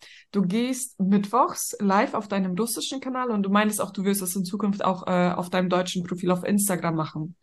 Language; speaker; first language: German; native; German